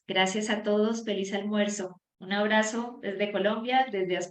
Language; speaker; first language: Spanish; native; Spanish